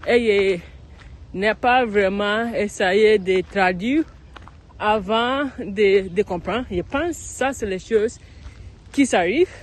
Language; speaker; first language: French; non-native, learner; English